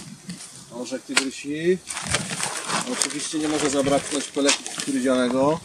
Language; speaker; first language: Polish; native; Polish